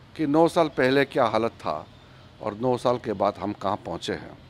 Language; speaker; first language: Hindi; native; Hindi